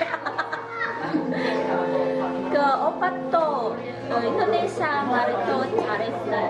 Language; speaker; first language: Korean; non-native, learner; Indonesian